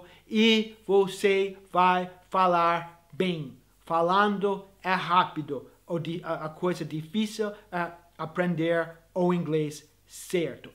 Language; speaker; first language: Portuguese; non-native, fluent; English